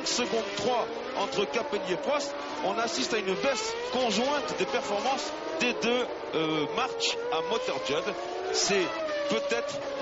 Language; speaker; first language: French; native; French